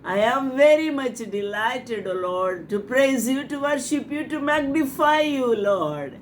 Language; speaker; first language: English; non-native, local second language; Telugu